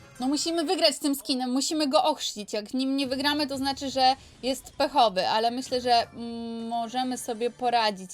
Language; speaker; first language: Polish; native; Polish